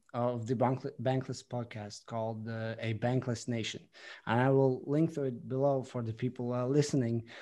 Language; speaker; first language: English; non-native, fluent; Latvian